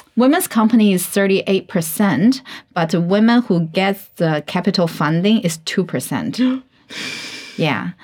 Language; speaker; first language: English; non-native, fluent; Chinese